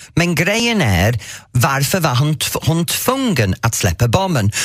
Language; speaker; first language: Swedish; non-native, fluent; English